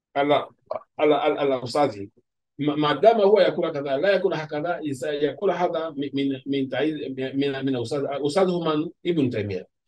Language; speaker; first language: Arabic; non-native, fluent; Urdu